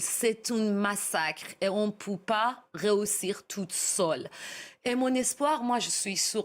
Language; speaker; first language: French; non-native, learner; Persian